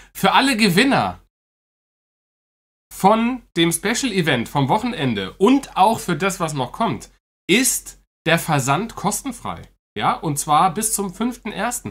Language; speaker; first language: German; native; German